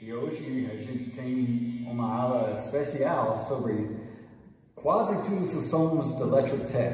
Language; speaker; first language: Portuguese; non-native, fluent; English